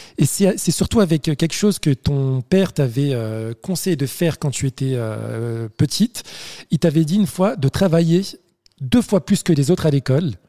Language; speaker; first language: French; native; French